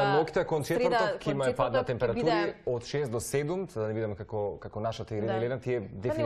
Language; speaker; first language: Macedonian; native; Macedonian